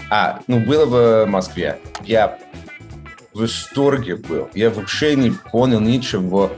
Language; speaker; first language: Russian; non-native, learner; English